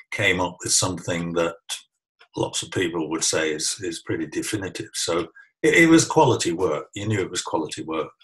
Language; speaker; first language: English; native; English